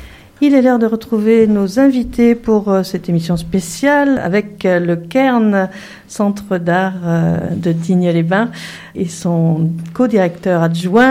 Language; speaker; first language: French; native; French